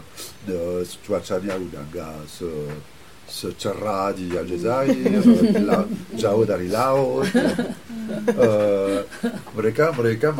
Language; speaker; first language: Indonesian; non-native, fluent; French